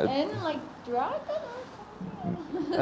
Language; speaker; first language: English; non-native, learner; Korean